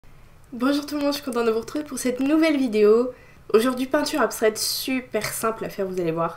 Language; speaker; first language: French; native; French